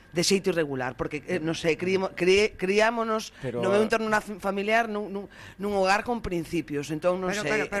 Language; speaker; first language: Galician; native; Galician